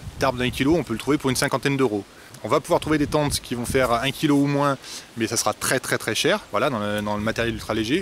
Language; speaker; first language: French; native; French